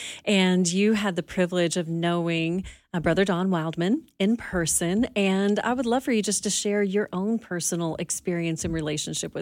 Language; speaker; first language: English; native; English